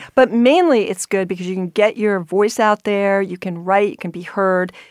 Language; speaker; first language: English; native; English